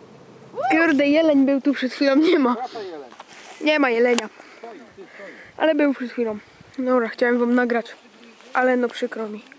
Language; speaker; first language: Polish; native; Polish